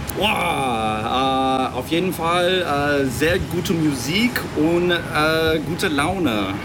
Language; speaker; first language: German; non-native, learner; English